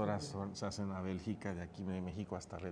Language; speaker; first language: Spanish; native; Spanish